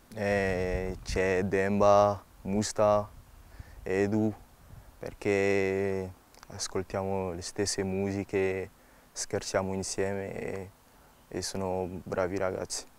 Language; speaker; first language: Italian; non-native, fluent; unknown